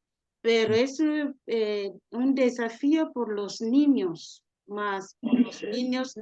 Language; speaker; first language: Spanish; non-native, learner; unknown